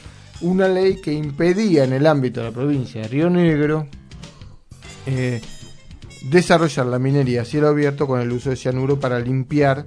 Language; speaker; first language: Spanish; native; Spanish